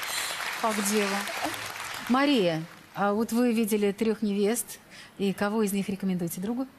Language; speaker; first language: Russian; native; Russian